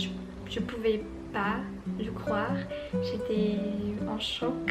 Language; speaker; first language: French; non-native, fluent; English